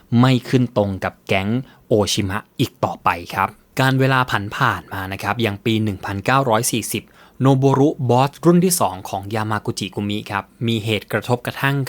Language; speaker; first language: Thai; native; Thai